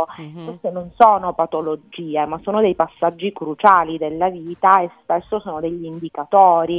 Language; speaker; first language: Italian; native; Italian